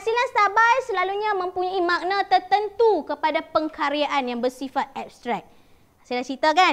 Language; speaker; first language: Malay; native; Malay